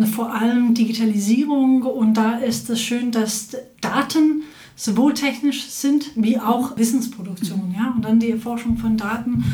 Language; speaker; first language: German; non-native, fluent; Danish